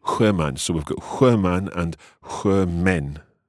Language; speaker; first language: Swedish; non-native, learner; English